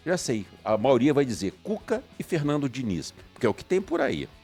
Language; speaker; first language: Portuguese; native; Portuguese